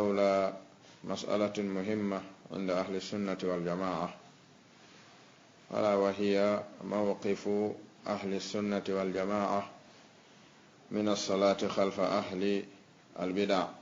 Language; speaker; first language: Arabic; non-native, fluent; Fula